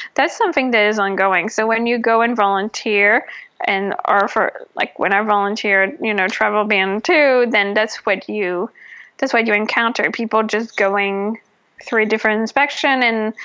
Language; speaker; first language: English; non-native, fluent; French